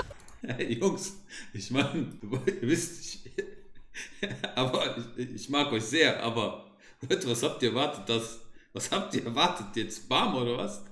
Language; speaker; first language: German; native; German